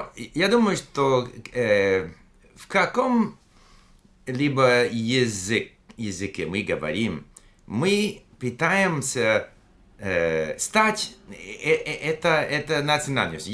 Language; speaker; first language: Russian; non-native, fluent; English